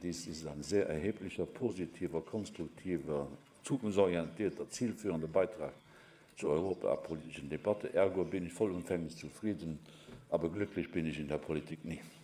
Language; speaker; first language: German; non-native, local second language; Luxembourgish